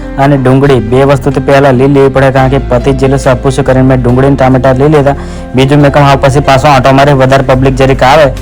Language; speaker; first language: Gujarati; non-native, local second language; Rathawi